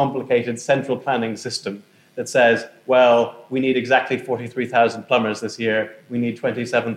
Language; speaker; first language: English; native; English